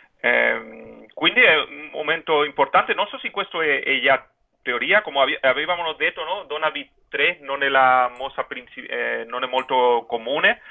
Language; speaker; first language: Italian; non-native, fluent; Spanish